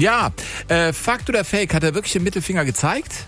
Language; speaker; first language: German; native; German